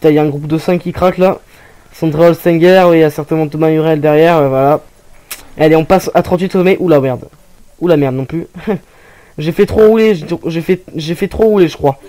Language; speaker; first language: French; native; French